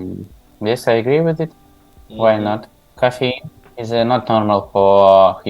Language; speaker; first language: English; non-native, learner; Tajik